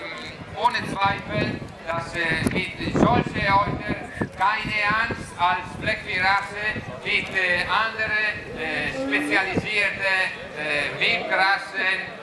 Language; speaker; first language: German; non-native, learner; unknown